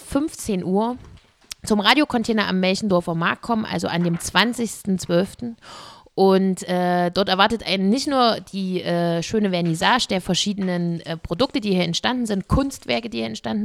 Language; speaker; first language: German; native; German